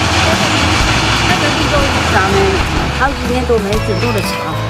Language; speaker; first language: Chinese; native; Chinese